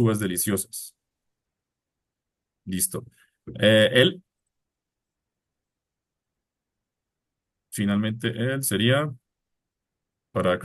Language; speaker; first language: Spanish; non-native, fluent; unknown